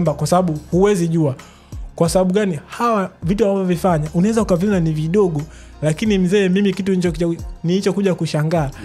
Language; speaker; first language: Swahili; native; Swahili